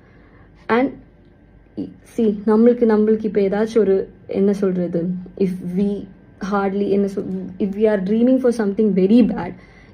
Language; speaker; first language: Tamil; non-native, local second language; Malayalam